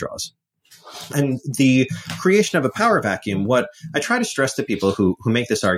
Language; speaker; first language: English; native; English